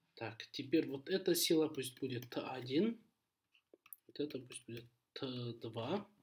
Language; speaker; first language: Russian; non-native, local second language; Kazakh